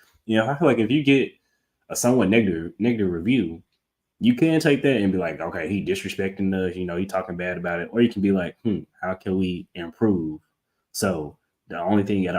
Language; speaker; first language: English; native; English